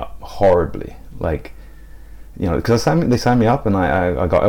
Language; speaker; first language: English; native; English